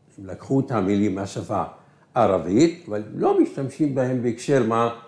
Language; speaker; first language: Hebrew; non-native, local second language; Arabic